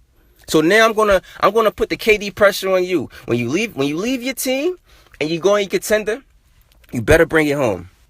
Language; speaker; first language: English; native; English